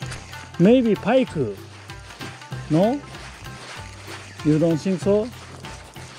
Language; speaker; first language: English; non-native, learner; Japanese